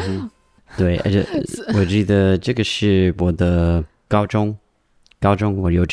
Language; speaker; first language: Chinese; non-native, learner; English